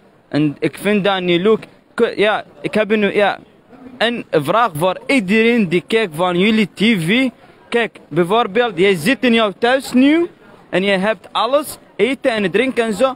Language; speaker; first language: Dutch; non-native, learner; Arabic